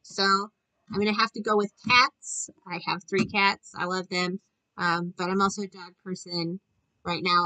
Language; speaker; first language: English; native; English